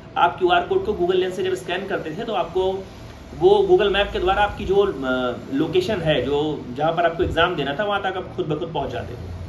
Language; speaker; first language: Hindi; native; Hindi